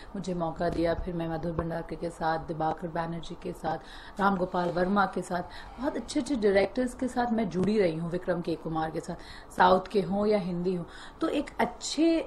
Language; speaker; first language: Hindi; native; Hindi